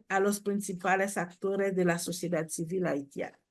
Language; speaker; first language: Spanish; non-native, fluent; Haitian Creole